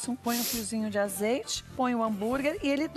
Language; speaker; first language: Portuguese; native; Portuguese